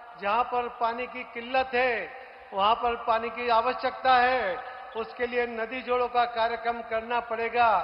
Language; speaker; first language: Hindi; non-native, local second language; Marathi